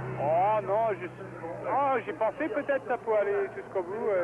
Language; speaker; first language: French; non-native, fluent; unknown